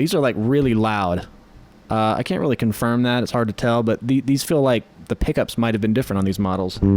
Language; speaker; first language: English; native; English